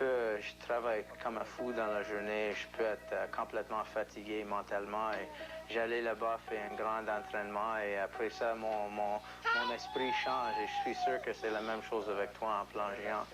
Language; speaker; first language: French; non-native, local second language; English